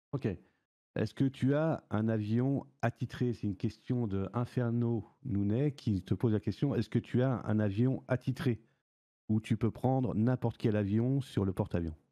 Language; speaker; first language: French; native; French